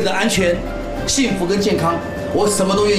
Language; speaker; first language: Chinese; native; Chinese